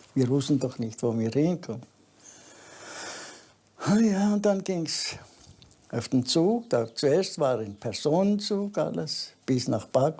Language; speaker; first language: German; early bilingual, heritage; German